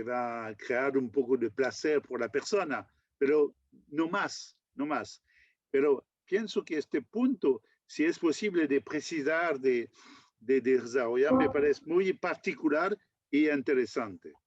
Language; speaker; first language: Spanish; non-native, fluent; French